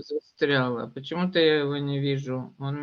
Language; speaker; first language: Russian; native; Russian